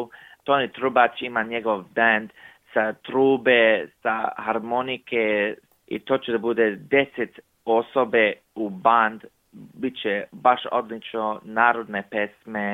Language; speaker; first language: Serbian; early bilingual, heritage; English